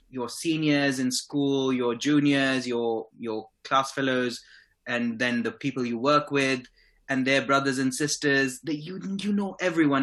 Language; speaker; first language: English; non-native, local second language; Urdu